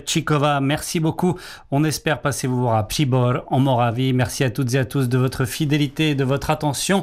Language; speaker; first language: French; native; French